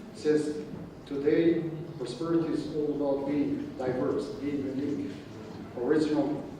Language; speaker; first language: English; non-native, fluent; Albanian